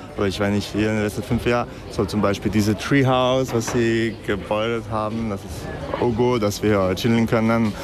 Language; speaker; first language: German; non-native, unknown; Hungarian